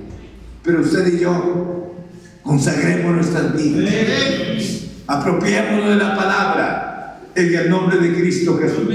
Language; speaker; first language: Spanish; native; Spanish